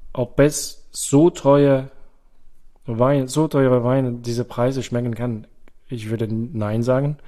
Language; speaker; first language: German; non-native, fluent; French